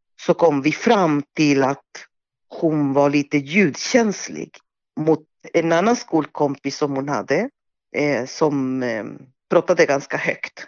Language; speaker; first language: Swedish; non-native, fluent; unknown